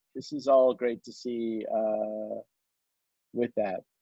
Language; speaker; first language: English; native; English